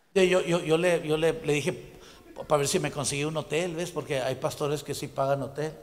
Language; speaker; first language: Spanish; native; Spanish